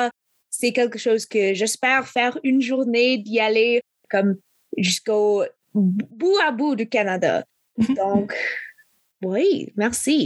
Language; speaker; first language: French; non-native, local second language; English